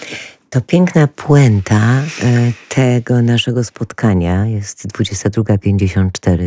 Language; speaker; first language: Polish; native; Polish